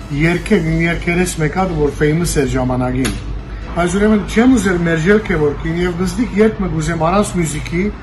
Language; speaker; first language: Armenian; native; Armenian